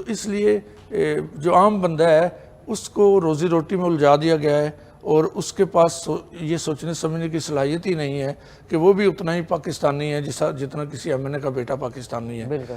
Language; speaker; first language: Urdu; non-native, local second language; Punjabi